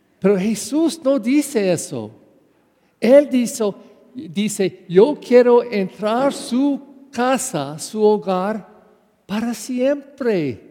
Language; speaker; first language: Spanish; non-native, fluent; English